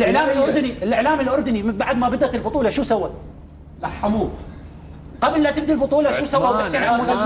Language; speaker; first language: Arabic; native; Arabic